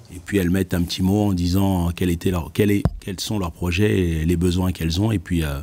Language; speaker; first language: French; native; French